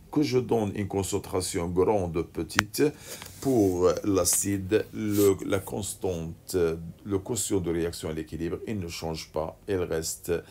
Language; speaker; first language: French; non-native, local second language; Arabic